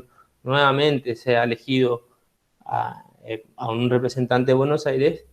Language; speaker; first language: Spanish; native; Spanish